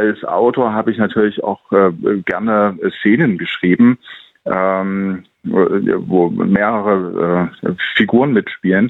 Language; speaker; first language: German; native; German